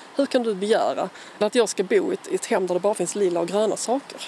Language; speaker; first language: Swedish; native; Swedish